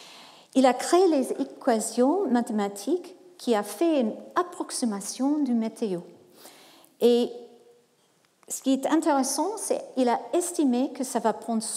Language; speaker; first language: French; non-native, fluent; English